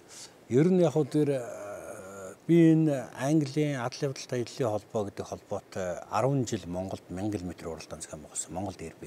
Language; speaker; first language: Mongolian; native; Mongolian